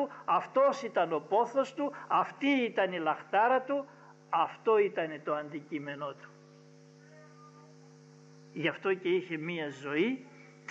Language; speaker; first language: Greek; native; Greek